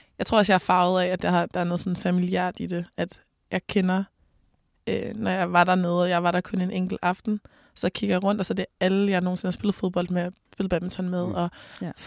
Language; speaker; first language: Danish; native; Danish